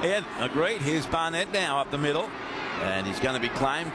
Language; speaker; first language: English; native; English